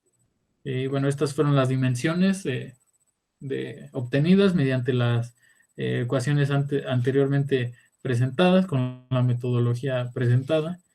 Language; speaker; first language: Spanish; native; Spanish